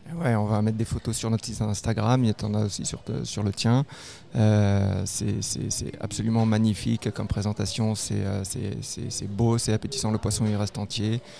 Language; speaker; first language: French; native; French